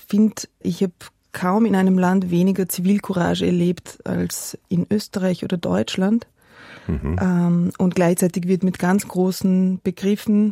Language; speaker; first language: German; non-native, fluent; Serbian